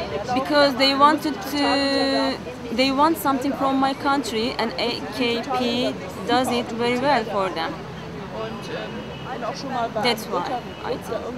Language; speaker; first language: English; non-native, learner; Turkish